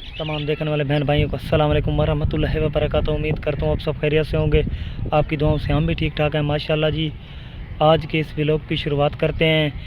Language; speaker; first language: Urdu; non-native, local second language; Punjabi